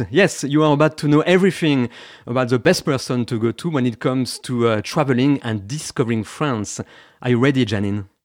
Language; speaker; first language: English; non-native, fluent; French